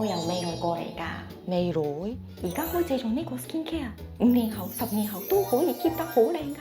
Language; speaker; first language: Cantonese; non-native, fluent; Japanese